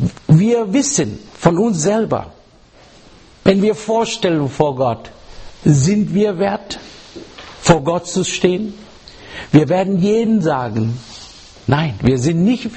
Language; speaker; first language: German; non-native, learner; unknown